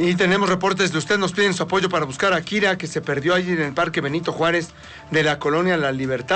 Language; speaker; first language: Spanish; native; Spanish